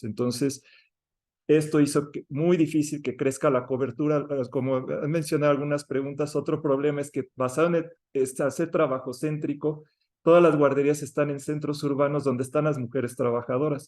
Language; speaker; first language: Spanish; native; Spanish